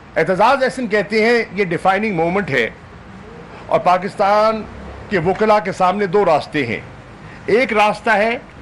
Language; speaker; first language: Urdu; non-native, local second language; Saraiki